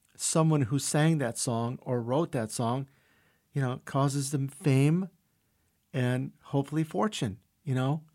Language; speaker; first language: English; early bilingual, other home language; Russian